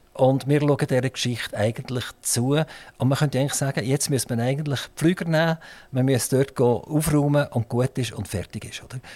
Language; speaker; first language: German; native; German